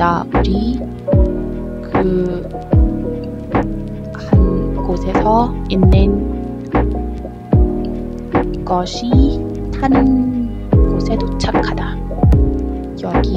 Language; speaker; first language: Korean; non-native, learner; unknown